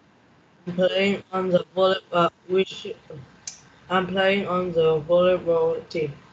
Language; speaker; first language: English; non-native, learner; Vietnamese